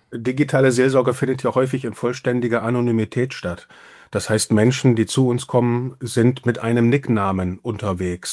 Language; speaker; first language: German; native; German